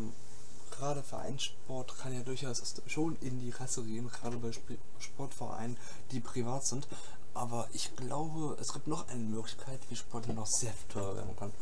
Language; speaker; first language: German; native; German